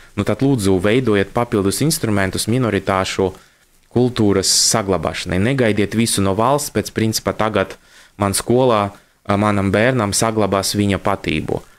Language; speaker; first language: Latvian; non-native, local second language; Russian